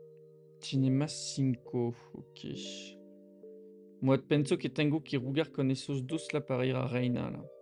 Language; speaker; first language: Spanish; non-native, learner; French